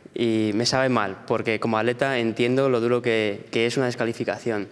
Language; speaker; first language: Spanish; early bilingual, heritage; Spanish